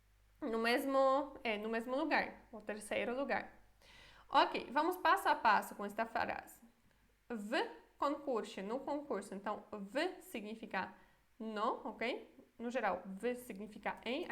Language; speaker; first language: Portuguese; non-native, fluent; Polish